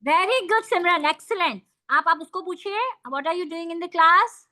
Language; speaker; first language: English; non-native, fluent; Hindi